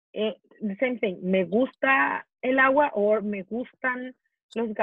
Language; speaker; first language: Spanish; non-native, fluent; English